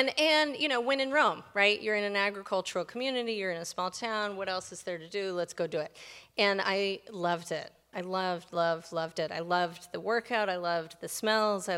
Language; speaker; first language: English; native; English